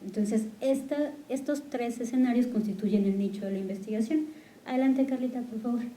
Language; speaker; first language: Spanish; native; Spanish